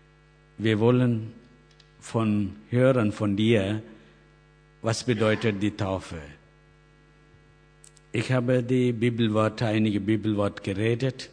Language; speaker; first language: German; non-native, learner; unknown